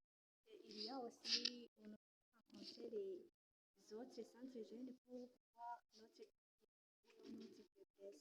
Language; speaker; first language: French; non-native, learner; Rundi